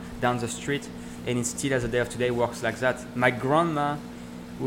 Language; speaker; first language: English; non-native, learner; French